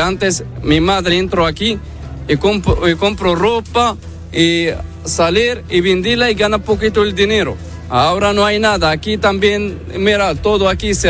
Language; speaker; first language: Spanish; non-native, learner; Arabic